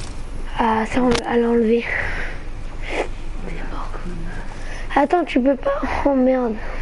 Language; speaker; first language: French; native; French